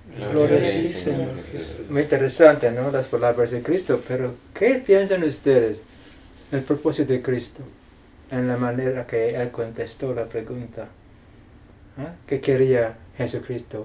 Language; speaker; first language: Spanish; non-native, fluent; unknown